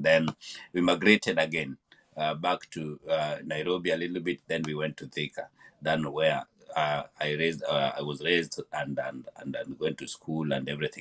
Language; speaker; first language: English; non-native, local second language; Luo (Kenya and Tanzania)